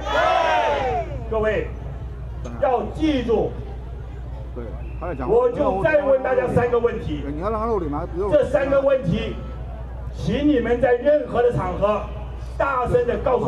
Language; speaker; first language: Chinese; native; Chinese